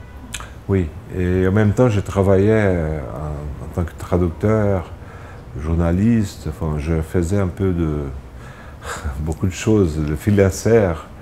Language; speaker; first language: French; non-native, fluent; Portuguese